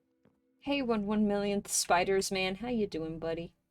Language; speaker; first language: English; native; English